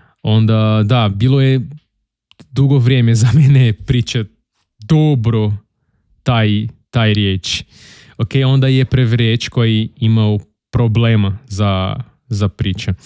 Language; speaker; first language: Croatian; non-native, learner; Portuguese